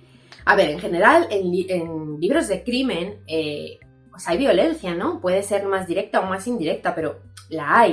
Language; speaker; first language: Spanish; native; Spanish